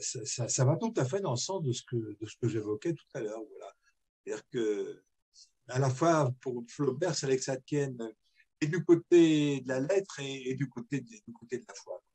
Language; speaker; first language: French; native; French